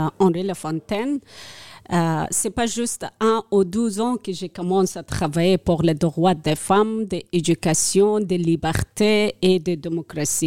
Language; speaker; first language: French; non-native, learner; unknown